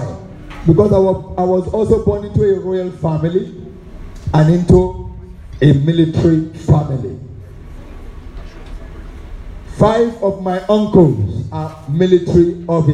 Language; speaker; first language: English; non-native, local second language; Hausa